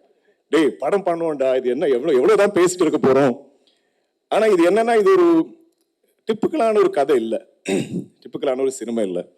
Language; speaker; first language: Tamil; non-native, local second language; Malayalam